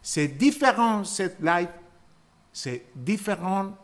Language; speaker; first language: French; non-native, learner; Spanish